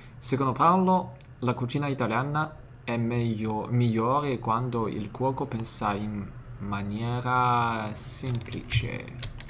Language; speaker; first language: Italian; non-native, learner; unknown